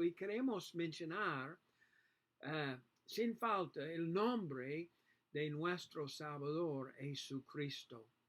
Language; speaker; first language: Spanish; non-native, learner; English